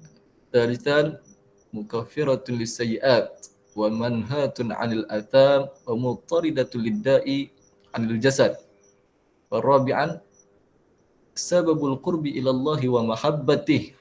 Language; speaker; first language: Arabic; non-native, fluent; Malay